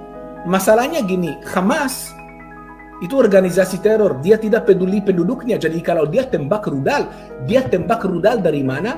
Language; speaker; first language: Indonesian; non-native, fluent; Hebrew